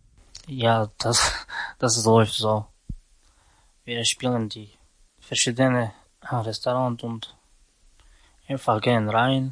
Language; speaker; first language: German; non-native, learner; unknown